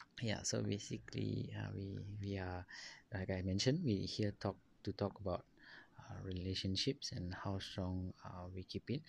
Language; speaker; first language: English; non-native, local second language; Malay